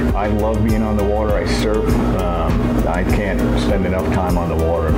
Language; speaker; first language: English; native; English